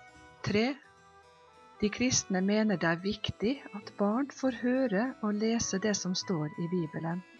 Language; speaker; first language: Norwegian; non-native, fluent; Polish